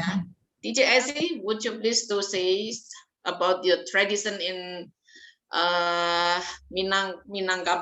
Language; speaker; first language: English; non-native, fluent; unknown